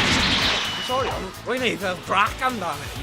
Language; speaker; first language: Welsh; non-native, local second language; English